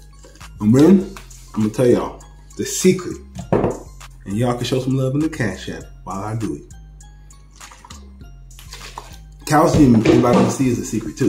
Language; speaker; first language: English; native; English